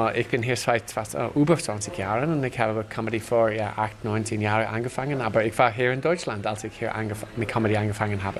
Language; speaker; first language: German; non-native, fluent; English